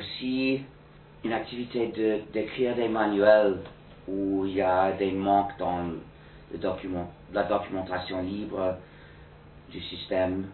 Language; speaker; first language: French; non-native, fluent; English